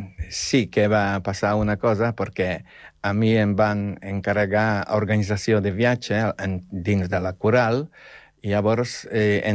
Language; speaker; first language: Catalan; non-native, fluent; Polish